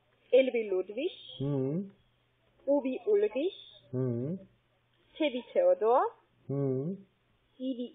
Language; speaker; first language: German; non-native, learner; Spanish